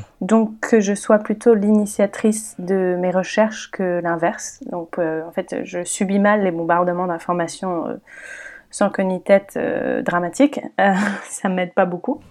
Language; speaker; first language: French; native; French